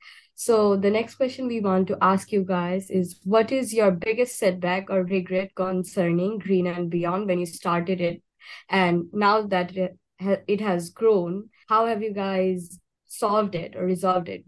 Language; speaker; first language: English; non-native, local second language; Bangla